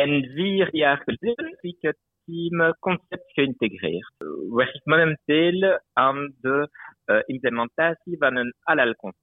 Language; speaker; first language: Dutch; non-native, local second language; French